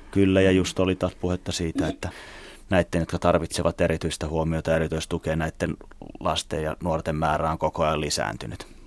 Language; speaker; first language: Finnish; native; Finnish